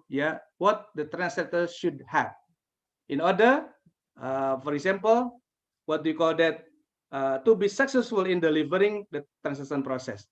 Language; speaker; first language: English; non-native, fluent; Indonesian